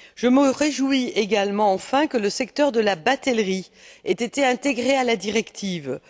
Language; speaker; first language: French; native; French